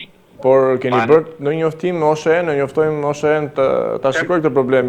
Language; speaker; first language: Albanian; native; Albanian